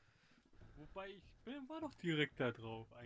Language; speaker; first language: German; native; German